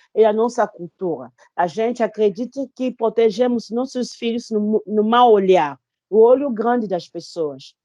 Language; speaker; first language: Portuguese; non-native, fluent; Lingala